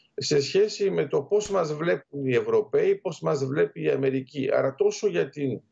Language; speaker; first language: Greek; native; Greek